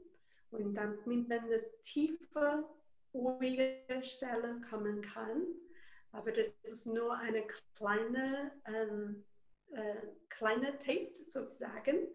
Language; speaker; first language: German; non-native, learner; Chinese